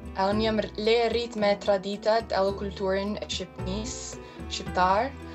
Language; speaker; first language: Albanian; early bilingual, heritage; Albanian